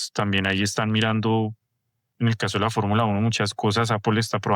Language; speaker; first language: Spanish; native; Spanish